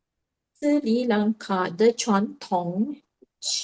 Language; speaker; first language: Chinese; non-native, learner; Sinhala